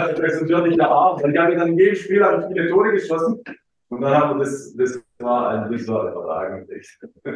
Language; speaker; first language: German; early bilingual, other home language; Croatian